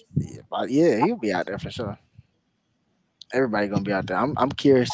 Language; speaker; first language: English; native; English